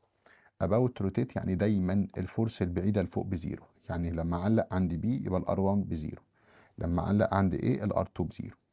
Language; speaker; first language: Arabic; native; Arabic